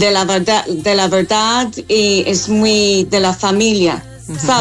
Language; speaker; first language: Spanish; non-native, fluent; English